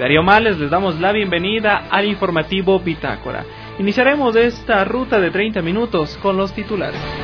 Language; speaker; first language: Spanish; native; Spanish